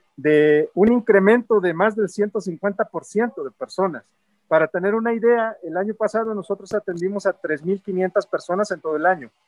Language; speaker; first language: Spanish; native; Spanish